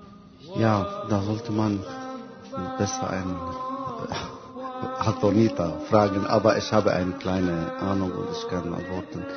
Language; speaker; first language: German; non-native, fluent; Arabic